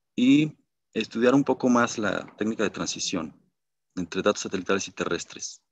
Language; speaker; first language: Spanish; native; Spanish